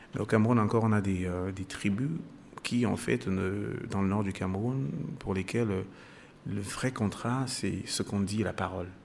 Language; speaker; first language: French; non-native, local second language; Basaa